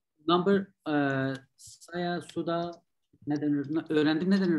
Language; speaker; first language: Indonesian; non-native, learner; Turkish